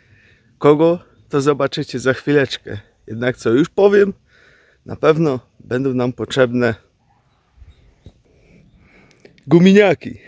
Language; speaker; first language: Polish; native; Polish